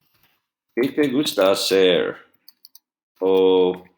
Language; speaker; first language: Spanish; non-native, fluent; English